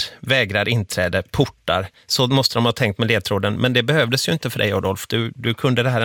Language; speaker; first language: Swedish; native; Swedish